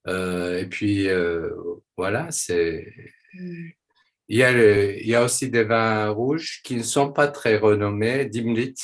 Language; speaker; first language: French; non-native, fluent; Turkish